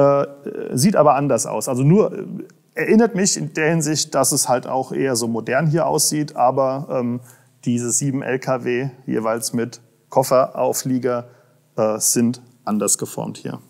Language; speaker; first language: German; native; German